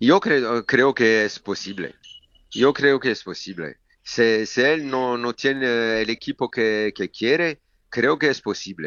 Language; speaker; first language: Spanish; non-native, learner; French